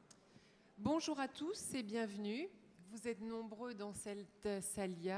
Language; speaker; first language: French; native; French